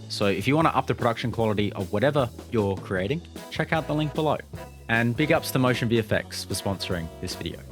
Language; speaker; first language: English; native; English